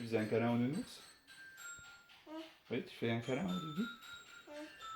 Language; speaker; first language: French; native; French